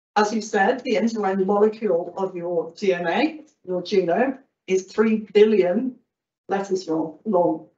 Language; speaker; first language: English; native; English